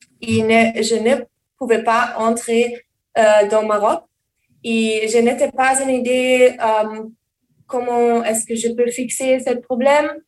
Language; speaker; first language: French; non-native, learner; German